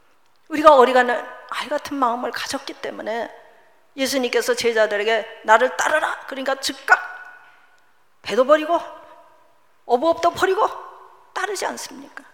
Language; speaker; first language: Korean; native; Korean